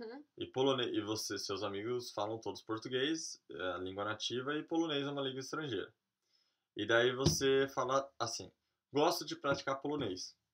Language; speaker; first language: Portuguese; native; Portuguese